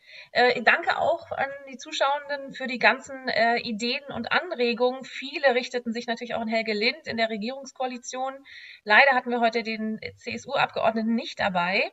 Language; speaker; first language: German; native; German